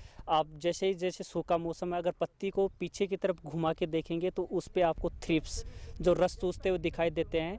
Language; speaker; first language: Hindi; native; Hindi